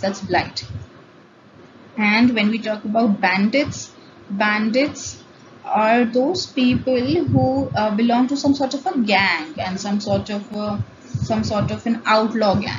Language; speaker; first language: English; non-native, local second language; Hindi